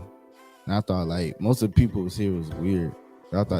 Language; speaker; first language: English; native; English